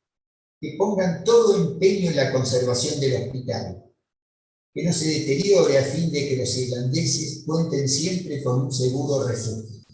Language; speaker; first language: Spanish; native; Spanish